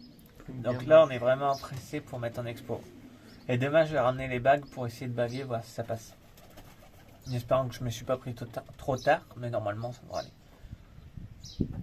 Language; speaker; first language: French; native; French